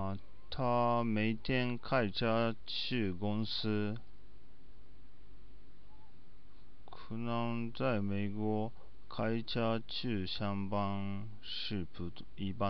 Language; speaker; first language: Chinese; non-native, learner; Japanese